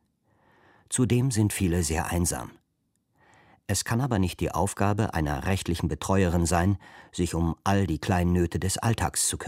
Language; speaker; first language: German; native; German